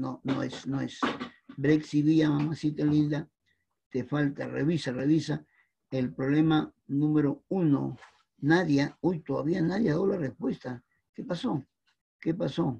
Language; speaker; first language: Spanish; native; Spanish